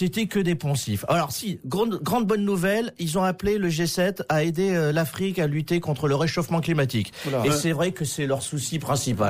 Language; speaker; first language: French; native; French